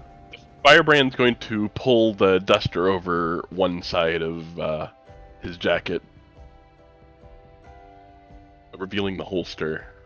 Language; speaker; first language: English; native; English